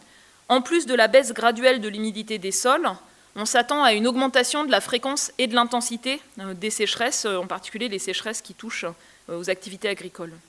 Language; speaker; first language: French; native; French